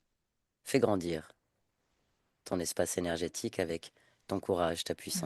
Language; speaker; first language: French; native; French